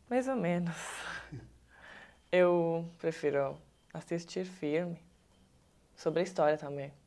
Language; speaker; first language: Portuguese; non-native, learner; Italian